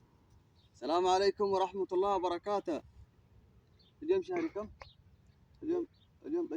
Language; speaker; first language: Arabic; non-native, learner; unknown